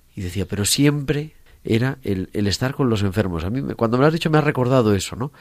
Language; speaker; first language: Spanish; native; Spanish